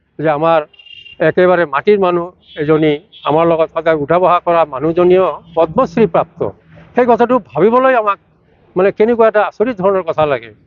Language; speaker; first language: Assamese; native; Assamese